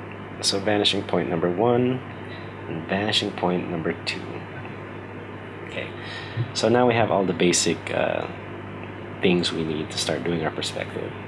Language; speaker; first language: English; native; English